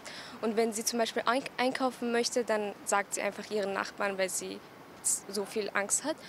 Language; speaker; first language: German; early bilingual, other home language; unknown